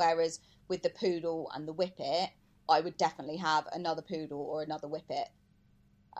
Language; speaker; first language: English; native; English